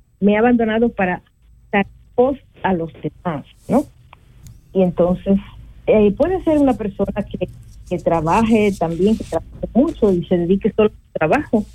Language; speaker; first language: Spanish; native; Spanish